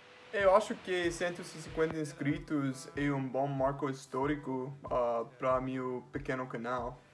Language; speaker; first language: Portuguese; non-native, fluent; English